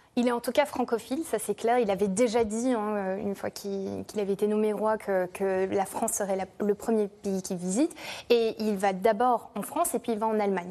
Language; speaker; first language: French; non-native, fluent; English